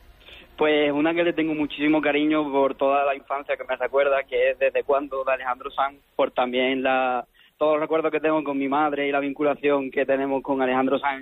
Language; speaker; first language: Spanish; native; Spanish